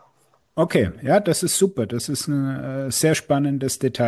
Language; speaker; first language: German; native; German